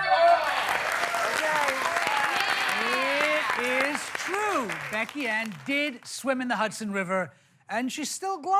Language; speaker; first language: English; native; English